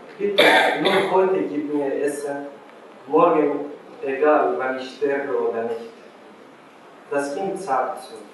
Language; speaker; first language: German; non-native, learner; Arabic